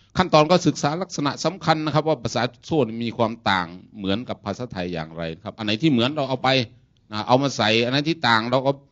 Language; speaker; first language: Thai; non-native, local second language; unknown